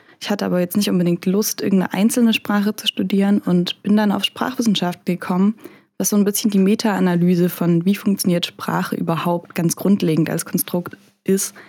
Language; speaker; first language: German; native; German